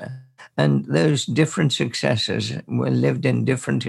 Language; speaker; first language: English; native; English